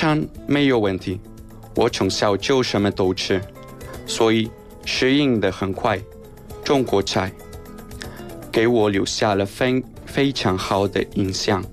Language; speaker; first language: Chinese; non-native, fluent; Spanish